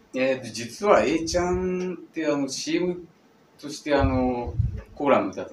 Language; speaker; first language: Japanese; native; Japanese